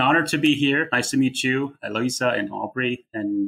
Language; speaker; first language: English; non-native, fluent; Turkish